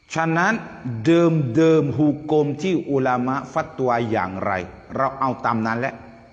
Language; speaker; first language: Thai; non-native, local second language; Pattani Malay